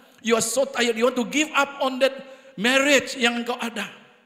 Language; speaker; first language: English; non-native, local second language; Malay